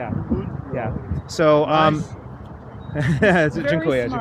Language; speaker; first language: Polish; non-native, learner; English